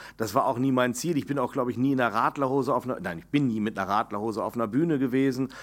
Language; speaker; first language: German; native; German